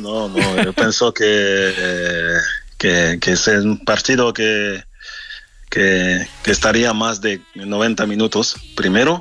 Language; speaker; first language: Spanish; non-native, fluent; French